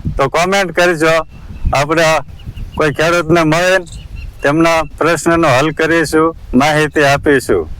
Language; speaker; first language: Gujarati; native; Gujarati